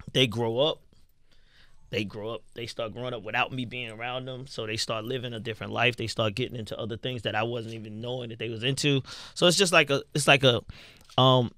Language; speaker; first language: English; native; English